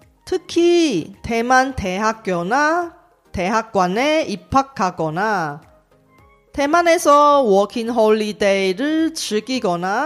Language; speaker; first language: Korean; non-native, fluent; Chinese